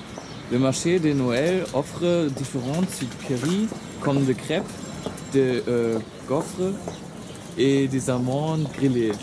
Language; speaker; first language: French; non-native, learner; German